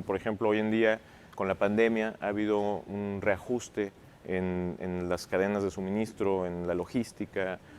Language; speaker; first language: Spanish; native; Spanish